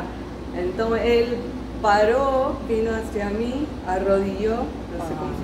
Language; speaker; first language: Portuguese; non-native, learner; Spanish